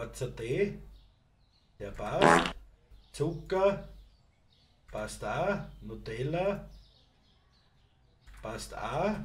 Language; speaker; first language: German; native; German